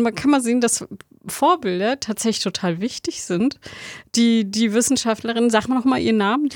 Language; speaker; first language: German; native; German